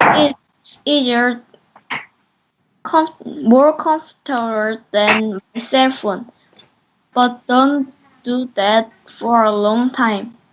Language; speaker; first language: English; non-native, learner; Korean